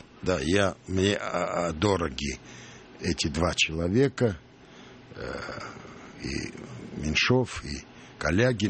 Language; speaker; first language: Russian; non-native, local second language; Armenian